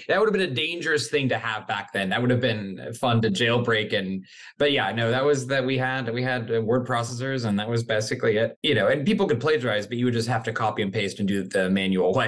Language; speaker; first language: English; native; English